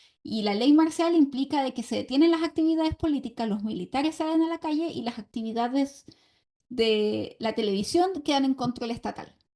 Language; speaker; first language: Spanish; native; Spanish